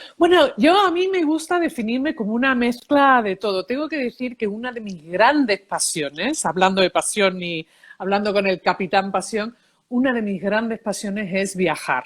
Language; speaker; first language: Spanish; early bilingual, heritage; Spanish